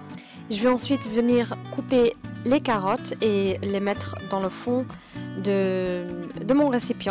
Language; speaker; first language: French; native; French